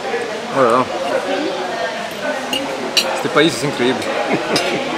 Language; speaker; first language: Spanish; non-native, fluent; French